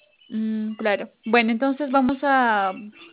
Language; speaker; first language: Spanish; native; Spanish